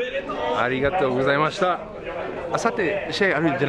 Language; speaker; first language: Japanese; non-native, fluent; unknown